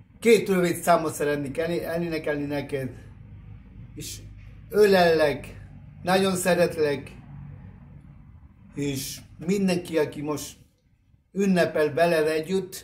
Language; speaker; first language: Hungarian; non-native, fluent; Spanish